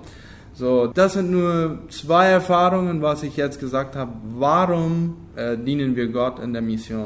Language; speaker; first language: German; non-native, local second language; Low German